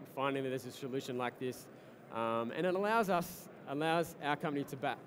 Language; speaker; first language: English; native; English